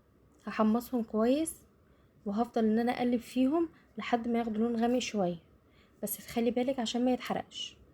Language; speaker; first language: Arabic; native; Arabic